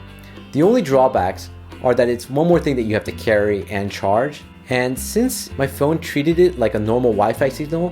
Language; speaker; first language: English; native; English